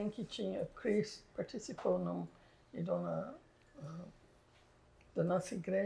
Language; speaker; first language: Portuguese; non-native, fluent; English